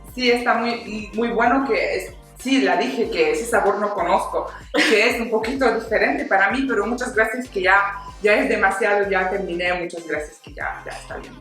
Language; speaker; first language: Spanish; non-native, fluent; German